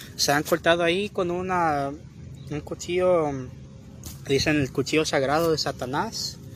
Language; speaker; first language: Spanish; early bilingual, heritage; Spanish